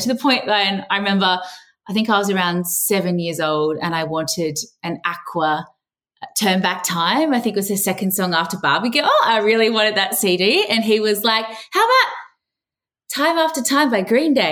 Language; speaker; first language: English; native; English